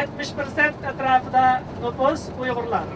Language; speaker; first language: Turkish; non-native, learner; Uyghur